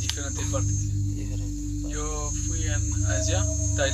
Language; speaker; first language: Spanish; non-native, learner; French